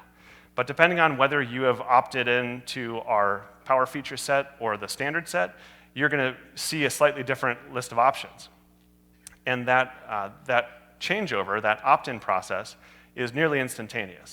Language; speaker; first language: English; native; English